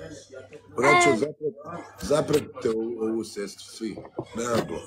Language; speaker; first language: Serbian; early bilingual, heritage; Bosnian